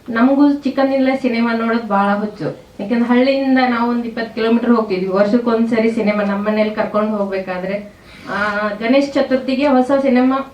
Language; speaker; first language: Kannada; native; Kannada